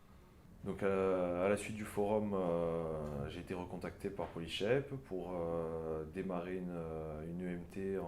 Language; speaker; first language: French; native; French